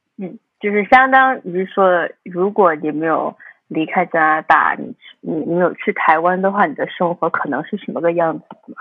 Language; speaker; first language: Chinese; early bilingual, heritage; Chinese